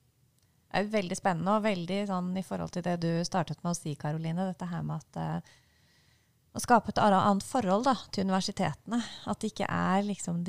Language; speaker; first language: Norwegian; native; Norwegian